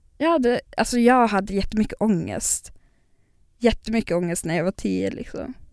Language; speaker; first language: Swedish; non-native, local second language; Northern Sami